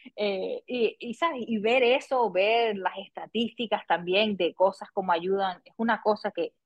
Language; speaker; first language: Spanish; early bilingual, heritage; Spanish